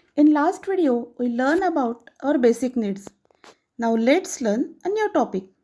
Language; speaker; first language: English; non-native, local second language; Marathi